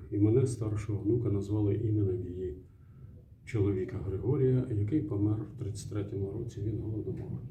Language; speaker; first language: Ukrainian; native; Ukrainian